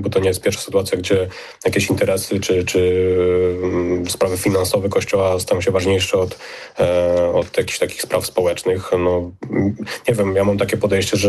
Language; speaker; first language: Polish; native; Polish